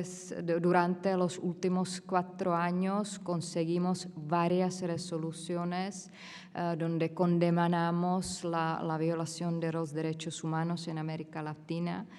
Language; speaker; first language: Spanish; non-native, fluent; Czech